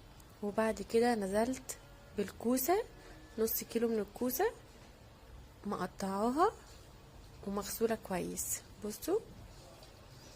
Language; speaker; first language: Arabic; native; Arabic